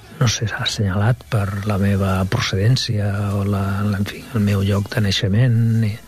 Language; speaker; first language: Catalan; non-native, local second language; Spanish